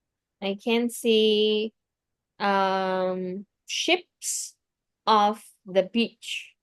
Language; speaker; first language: English; non-native, fluent; Indonesian